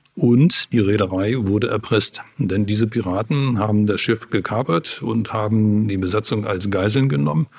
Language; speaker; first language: German; native; German